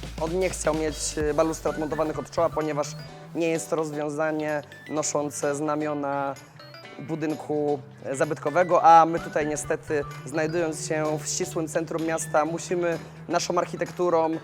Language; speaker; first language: Polish; native; Polish